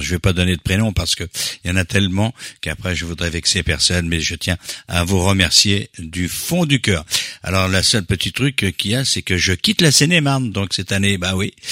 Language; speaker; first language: French; native; French